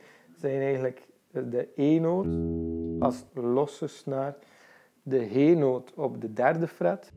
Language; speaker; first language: Dutch; native; Dutch